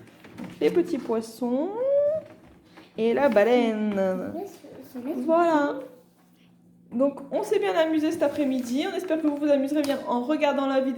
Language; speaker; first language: French; native; French